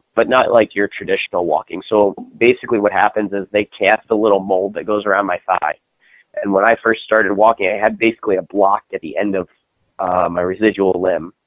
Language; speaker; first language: English; native; English